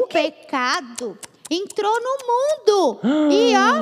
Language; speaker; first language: Portuguese; native; Portuguese